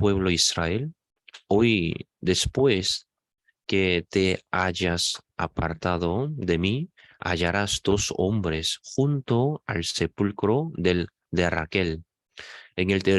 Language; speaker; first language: Spanish; non-native, fluent; Korean